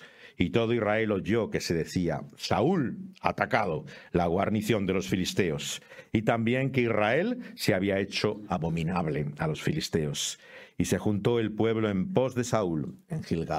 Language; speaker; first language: Spanish; native; Spanish